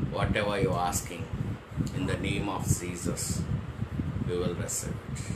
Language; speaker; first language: English; non-native, local second language; Telugu